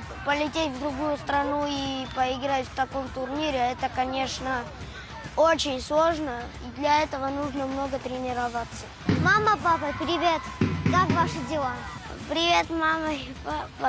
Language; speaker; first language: Russian; non-native, learner; Armenian